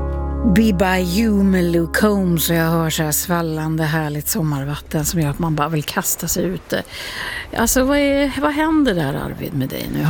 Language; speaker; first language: Swedish; native; Swedish